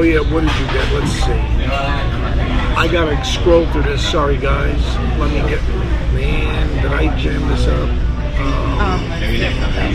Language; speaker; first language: English; native; English